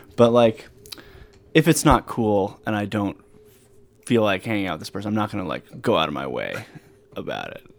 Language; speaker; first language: English; native; English